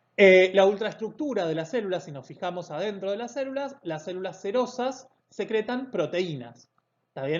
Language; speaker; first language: Spanish; native; Spanish